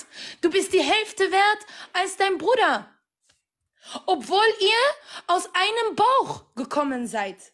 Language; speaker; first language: German; non-native, fluent; Arabic